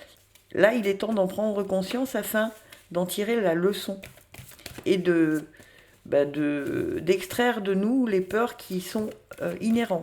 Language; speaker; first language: French; native; French